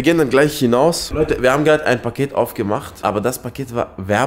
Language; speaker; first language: German; early bilingual, other home language; Persian